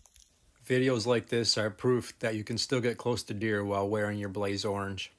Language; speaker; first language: English; native; English